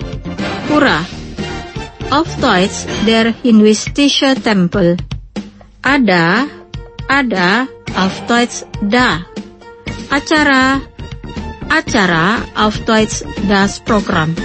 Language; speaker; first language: German; non-native, fluent; Indonesian